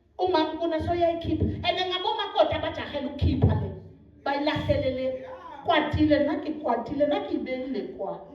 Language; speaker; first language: Zulu; non-native, local second language; Swati